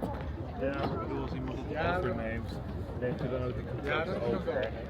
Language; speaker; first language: Dutch; non-native, learner; Persian